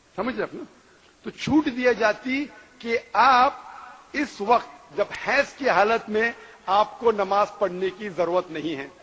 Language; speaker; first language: Urdu; non-native, local second language; Konkani